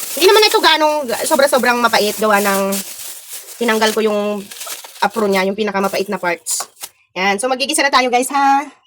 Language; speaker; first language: Filipino; non-native, local second language; Iloko